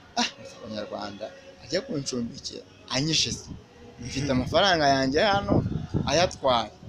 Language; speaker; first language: Kinyarwanda; early bilingual, heritage; Swahili